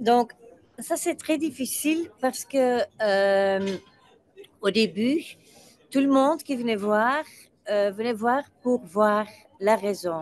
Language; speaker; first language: French; non-native, local second language; Dutch